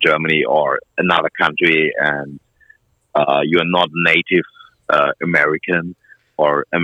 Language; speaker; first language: English; non-native, fluent; German